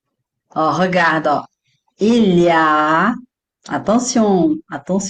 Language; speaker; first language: French; non-native, fluent; Portuguese